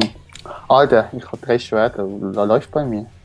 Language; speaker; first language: German; native; German